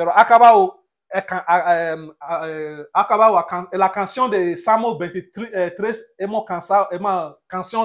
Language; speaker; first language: Spanish; non-native, learner; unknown